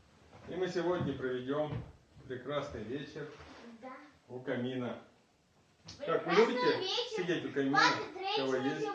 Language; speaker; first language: Russian; native; Russian